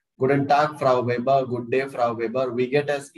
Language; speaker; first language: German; non-native, learner; Hindi